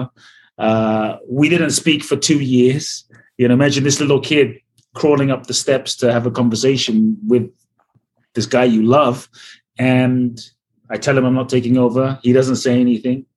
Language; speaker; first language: English; native; English